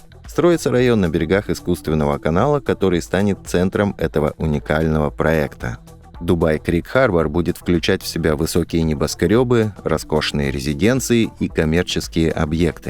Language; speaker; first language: Russian; native; Russian